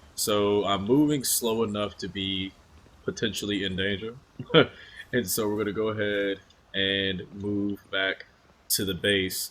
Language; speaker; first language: English; native; English